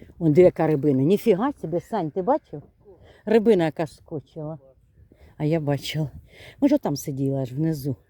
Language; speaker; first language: Ukrainian; native; Ukrainian